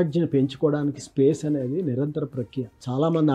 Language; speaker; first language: Telugu; native; Telugu